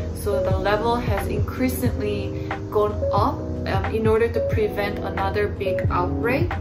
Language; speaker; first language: English; non-native, fluent; Korean